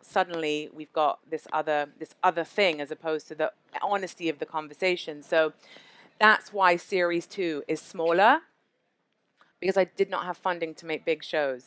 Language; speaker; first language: English; native; English